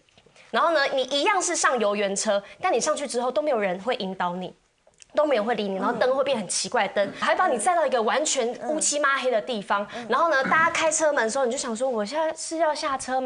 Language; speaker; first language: Chinese; native; Chinese